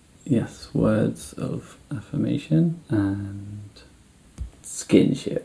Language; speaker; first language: English; native; English